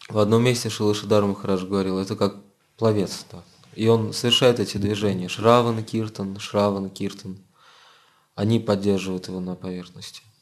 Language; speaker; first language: Russian; native; Russian